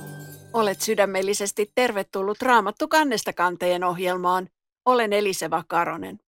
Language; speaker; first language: Finnish; native; Finnish